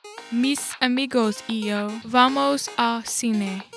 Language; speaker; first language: Spanish; non-native, learner; English